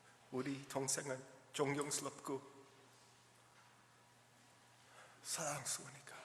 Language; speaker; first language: Korean; early bilingual, heritage; English